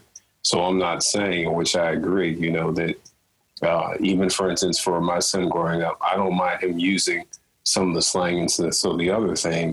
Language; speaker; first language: English; native; English